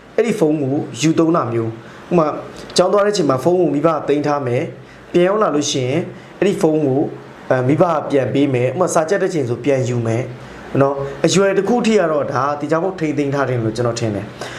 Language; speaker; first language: Burmese; native; Burmese